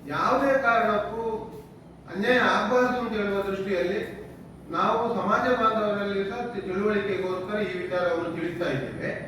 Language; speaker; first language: Kannada; non-native, local second language; Tulu